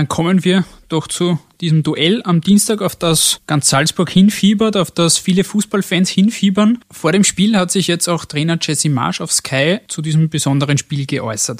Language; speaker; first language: German; native; German